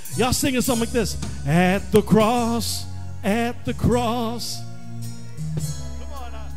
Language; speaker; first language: English; non-native, local second language; Spanish